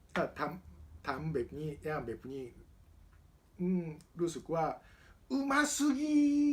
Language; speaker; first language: Thai; non-native, learner; Japanese